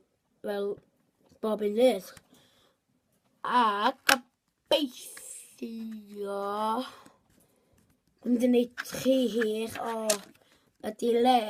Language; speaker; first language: Welsh; non-native, local second language; English